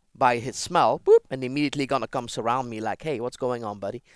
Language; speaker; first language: English; non-native, fluent; Dutch